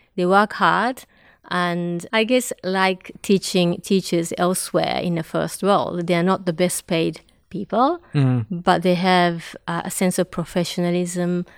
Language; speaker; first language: English; non-native, fluent; Japanese